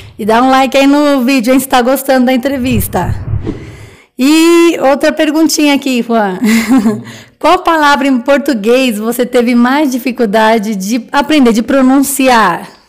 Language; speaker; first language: Portuguese; native; Portuguese